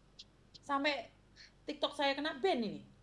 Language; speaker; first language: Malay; non-native, local second language; Javanese